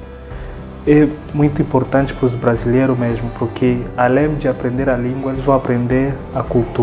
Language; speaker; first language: Portuguese; non-native, fluent; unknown